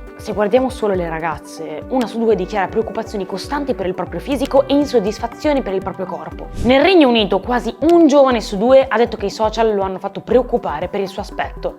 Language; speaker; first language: Italian; native; Italian